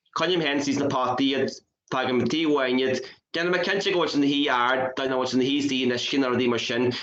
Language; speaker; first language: Irish; native; Irish